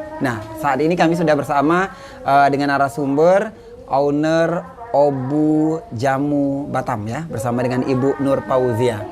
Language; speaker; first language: Indonesian; native; Indonesian